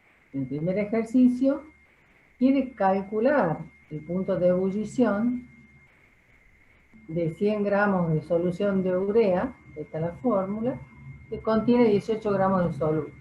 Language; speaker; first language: Spanish; native; Spanish